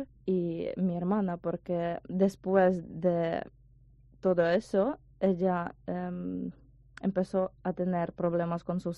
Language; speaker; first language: Spanish; non-native, learner; Ukrainian